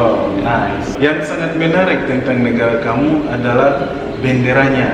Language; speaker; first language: Indonesian; non-native, fluent; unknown